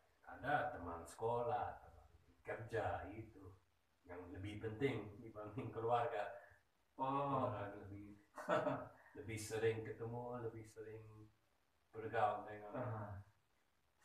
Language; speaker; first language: Indonesian; early bilingual, heritage; Dutch